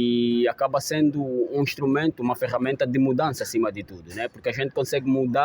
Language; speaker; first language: Portuguese; native; Portuguese